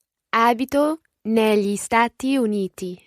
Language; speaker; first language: Italian; non-native, learner; English